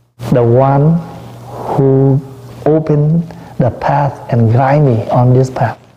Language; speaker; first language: English; non-native, learner; Vietnamese